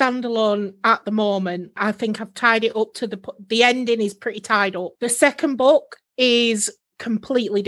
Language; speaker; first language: English; native; English